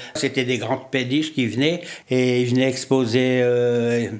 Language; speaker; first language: French; native; French